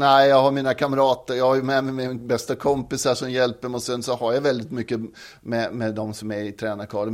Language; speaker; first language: Swedish; native; Swedish